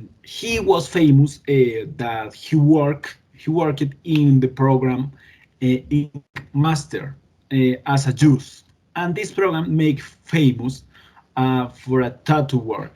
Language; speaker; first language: English; non-native, learner; Spanish